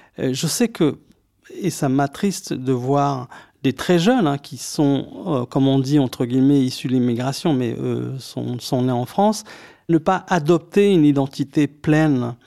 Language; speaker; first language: French; early bilingual, other home language; Arabic